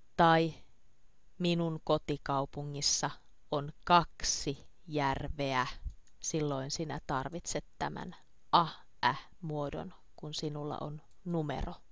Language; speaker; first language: Finnish; non-native, fluent; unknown